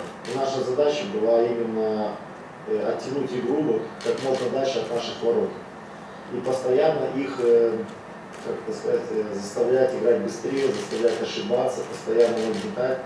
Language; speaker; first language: Russian; native; Russian